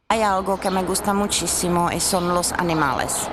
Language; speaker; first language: Spanish; non-native, learner; Czech